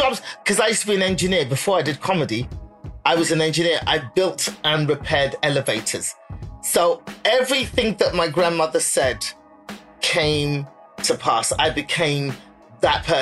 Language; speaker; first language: English; native; English